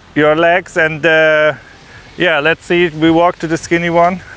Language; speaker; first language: English; non-native, fluent; German